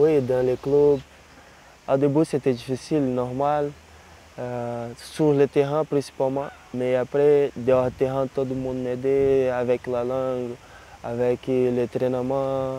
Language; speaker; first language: French; non-native, learner; Portuguese